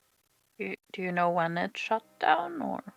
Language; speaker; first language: English; non-native, fluent; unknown